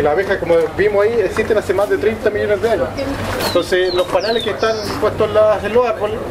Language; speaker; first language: Spanish; native; Spanish